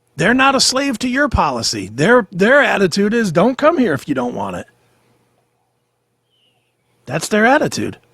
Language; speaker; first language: English; native; English